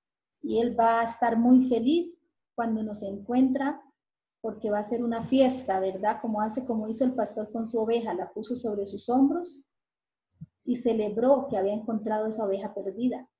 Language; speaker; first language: Spanish; native; Spanish